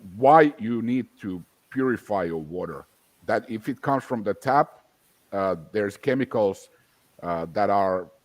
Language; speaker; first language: English; non-native, fluent; Finnish